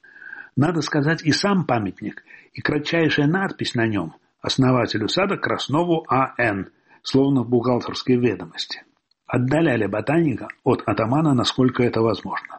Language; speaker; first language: Russian; native; Russian